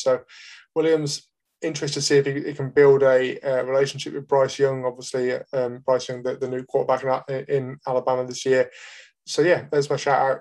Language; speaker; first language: English; native; English